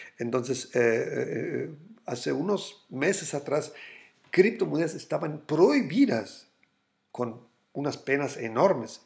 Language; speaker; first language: Spanish; non-native, fluent; German